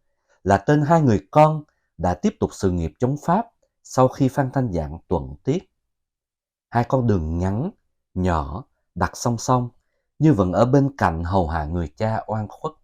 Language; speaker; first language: Vietnamese; native; Vietnamese